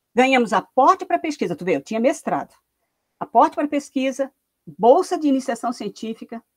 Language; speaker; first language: Portuguese; native; Portuguese